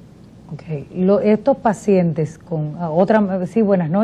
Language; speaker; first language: Spanish; native; Spanish